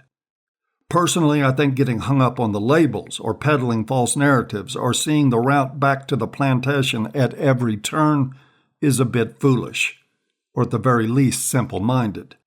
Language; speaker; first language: English; native; English